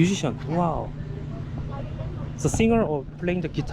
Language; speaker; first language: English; non-native, learner; Korean